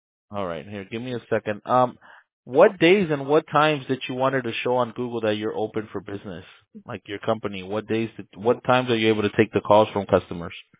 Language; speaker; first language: English; early bilingual, other home language; Spanish